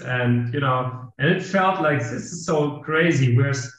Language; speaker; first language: English; non-native, fluent; German